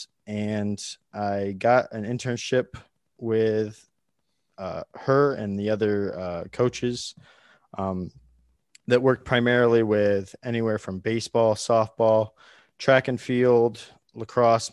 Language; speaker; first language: English; native; English